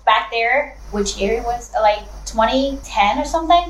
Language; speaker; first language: English; non-native, fluent; Chinese